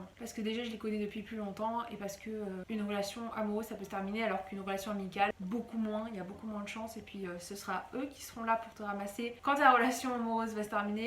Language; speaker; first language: French; native; French